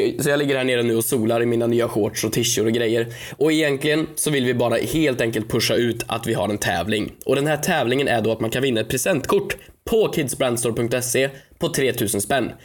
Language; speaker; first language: Swedish; native; Swedish